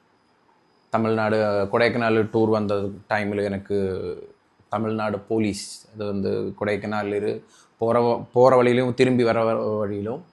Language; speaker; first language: Tamil; non-native, local second language; Malayalam